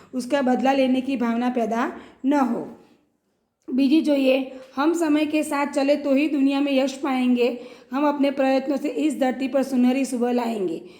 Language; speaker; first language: Hindi; non-native, local second language; Gujarati